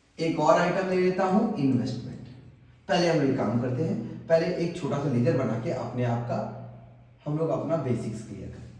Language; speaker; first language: Hindi; non-native, local second language; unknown